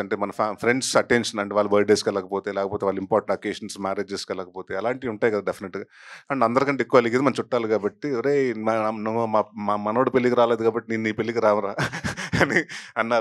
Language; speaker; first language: Telugu; native; Telugu